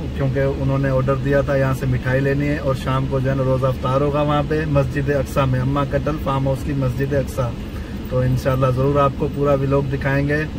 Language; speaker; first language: Hindi; native; Hindi